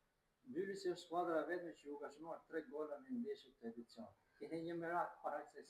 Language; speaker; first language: Albanian; native; Albanian